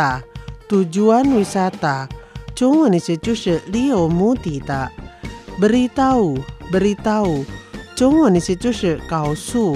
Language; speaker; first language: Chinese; non-native, fluent; Indonesian